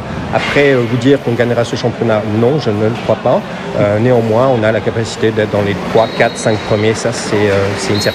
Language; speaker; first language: French; native; French